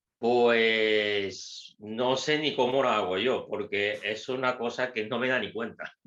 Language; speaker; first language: Spanish; non-native, fluent; Japanese